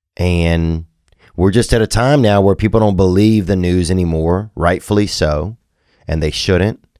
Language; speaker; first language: English; native; English